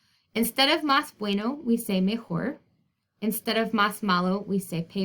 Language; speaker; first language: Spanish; non-native, fluent; English